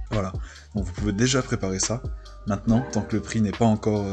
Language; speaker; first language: French; native; French